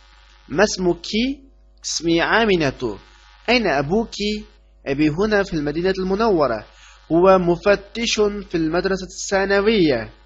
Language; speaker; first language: Arabic; non-native, fluent; Uyghur